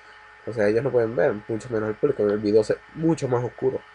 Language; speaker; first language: Spanish; native; Spanish